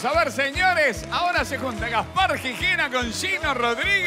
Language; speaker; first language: Spanish; native; Spanish